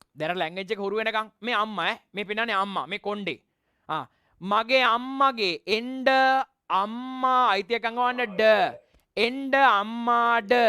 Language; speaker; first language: Sinhala; non-native, local second language; Tamil